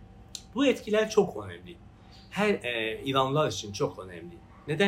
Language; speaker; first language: Turkish; non-native, fluent; Persian